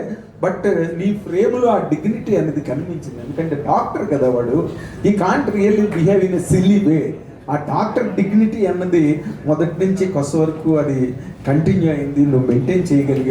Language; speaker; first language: Telugu; native; Telugu